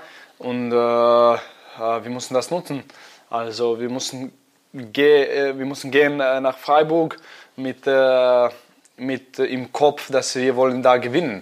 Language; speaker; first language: German; non-native, fluent; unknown